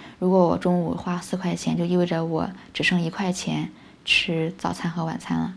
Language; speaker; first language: Chinese; native; Chinese